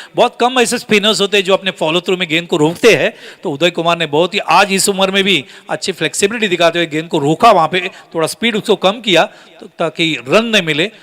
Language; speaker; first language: Hindi; non-native, local second language; Marathi